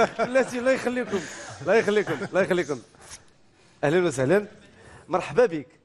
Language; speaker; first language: Arabic; native; Arabic